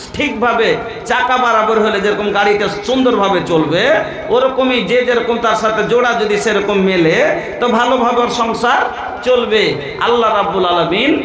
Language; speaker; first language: Bangla; non-native, local second language; Bhojpuri